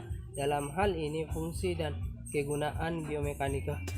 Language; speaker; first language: Indonesian; native; Indonesian